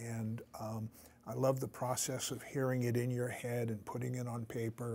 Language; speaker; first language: English; native; English